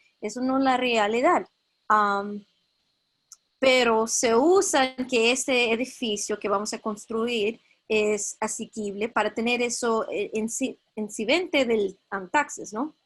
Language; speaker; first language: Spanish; non-native, fluent; English